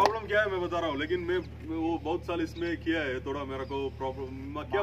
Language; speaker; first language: Hindi; non-native, local second language; Tamil